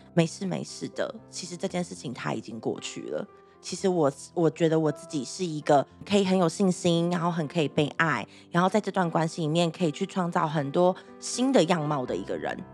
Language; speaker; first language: Chinese; native; Chinese